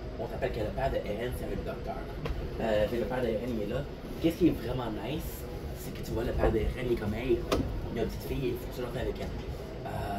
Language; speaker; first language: French; native; French